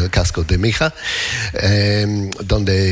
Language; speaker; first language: Spanish; non-native, learner; English